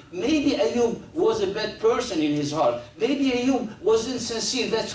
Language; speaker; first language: English; non-native, fluent; Arabic